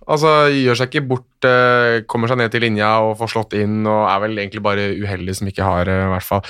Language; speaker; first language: Norwegian; native; Norwegian